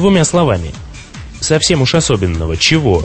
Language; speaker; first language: Russian; native; Russian